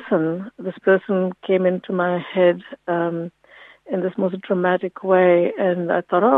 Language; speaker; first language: English; native; English